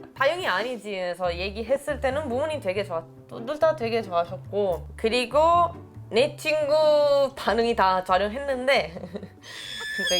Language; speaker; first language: Korean; non-native, fluent; Italian